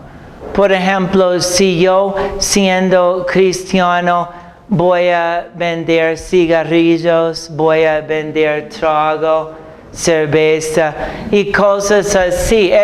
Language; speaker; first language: Spanish; non-native, fluent; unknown